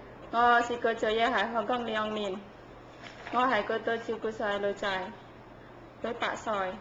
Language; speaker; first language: Cantonese; non-native, learner; Indonesian